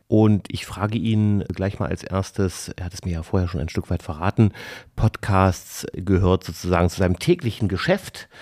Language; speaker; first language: German; native; German